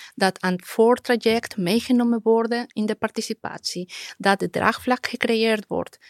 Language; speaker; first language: Dutch; non-native, fluent; Spanish